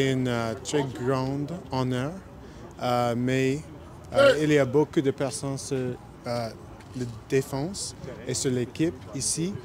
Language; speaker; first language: French; non-native, local second language; English